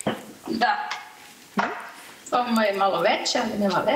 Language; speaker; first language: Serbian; early bilingual, heritage; Serbian